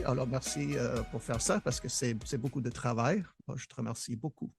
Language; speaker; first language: French; non-native, fluent; English